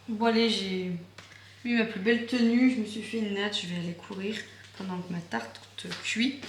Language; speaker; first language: French; native; French